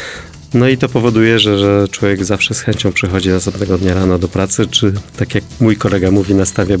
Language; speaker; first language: Polish; native; Polish